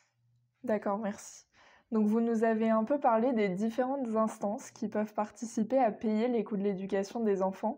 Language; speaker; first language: French; native; French